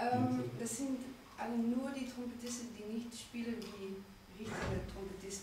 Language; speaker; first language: German; non-native, fluent; Dutch